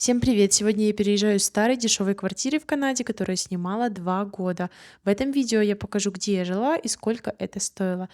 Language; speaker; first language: Russian; native; Russian